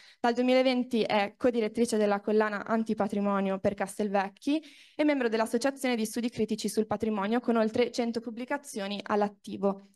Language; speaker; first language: Italian; native; Italian